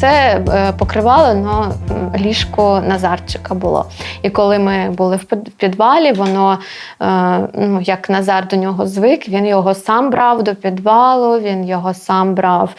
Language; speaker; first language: Ukrainian; non-native, local second language; Russian